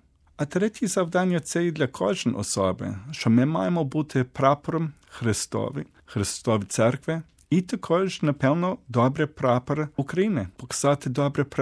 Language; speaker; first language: Ukrainian; early bilingual, heritage; Ukrainian